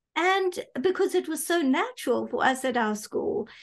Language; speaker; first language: English; native; English